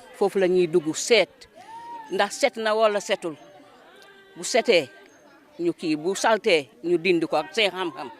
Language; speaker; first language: Wolof; non-native, local second language; Jola-Fonyi